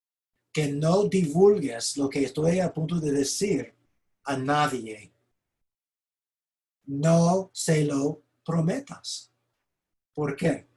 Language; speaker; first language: Spanish; non-native, fluent; English